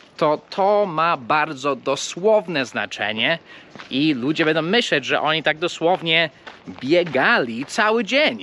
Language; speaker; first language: Polish; non-native, fluent; English